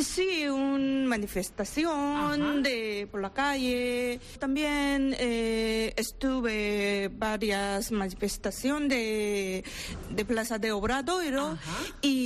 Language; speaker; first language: Spanish; non-native, learner; Korean